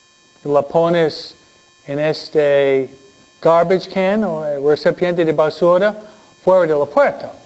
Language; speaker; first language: Spanish; non-native, fluent; English